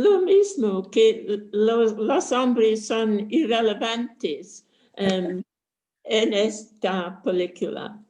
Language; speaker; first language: Spanish; non-native, fluent; English